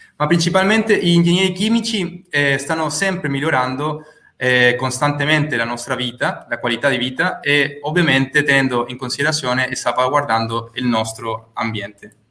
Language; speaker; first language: Italian; non-native, fluent; Spanish